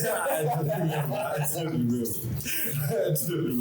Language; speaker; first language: English; non-native, local second language; Shona